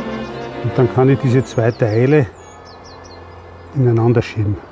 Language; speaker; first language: German; native; German